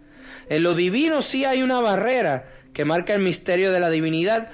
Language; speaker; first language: Spanish; native; Spanish